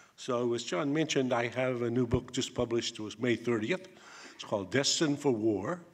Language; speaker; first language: English; native; English